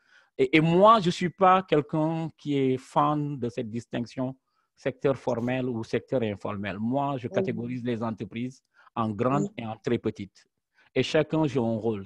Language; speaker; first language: French; non-native, local second language; Wolof